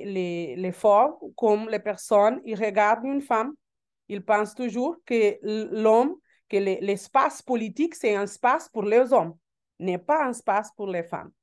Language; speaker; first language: French; non-native, learner; Portuguese